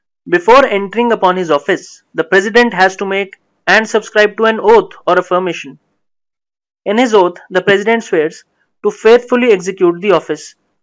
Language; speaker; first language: English; non-native, local second language; Hindi